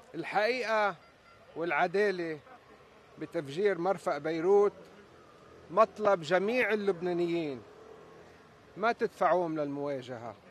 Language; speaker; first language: Arabic; native; Arabic